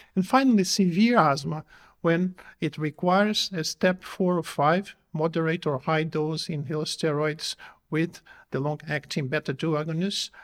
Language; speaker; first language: English; non-native, fluent; Portuguese